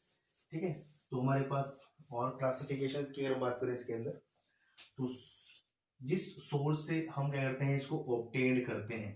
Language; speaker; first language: Hindi; native; Hindi